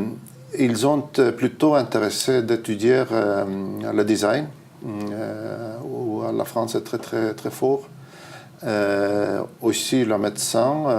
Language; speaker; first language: French; non-native, fluent; Estonian